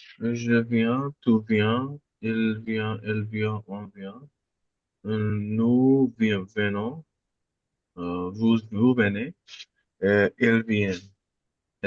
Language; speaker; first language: French; non-native, learner; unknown